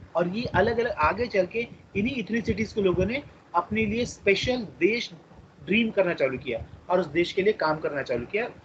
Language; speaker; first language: Hindi; non-native, local second language; Marathi